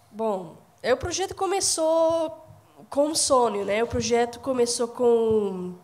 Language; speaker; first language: Portuguese; non-native, fluent; Arabic